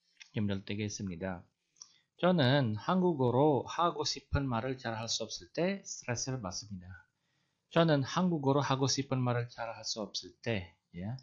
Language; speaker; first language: Korean; non-native, fluent; Indonesian